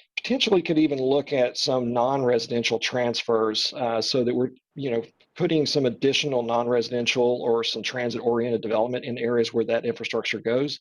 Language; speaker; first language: English; native; English